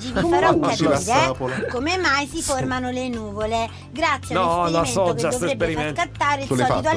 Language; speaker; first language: Italian; native; Italian